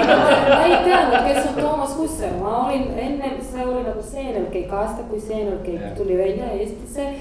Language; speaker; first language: Estonian; non-native, learner; Croatian